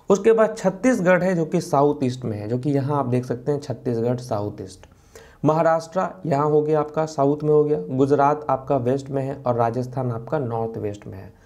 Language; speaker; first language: Hindi; native; Hindi